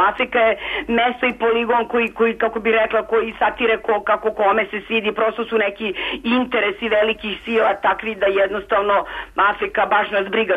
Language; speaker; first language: Serbian; native; Serbian